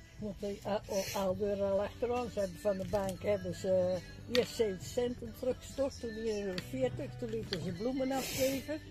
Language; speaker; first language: Dutch; native; Dutch